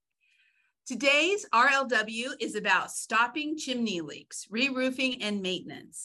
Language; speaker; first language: English; native; English